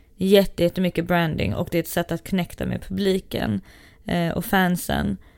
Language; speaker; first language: Swedish; early bilingual, other home language; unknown